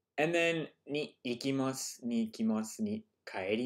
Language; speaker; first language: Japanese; non-native, fluent; English